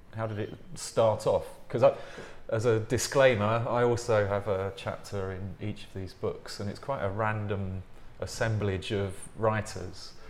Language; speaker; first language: English; native; English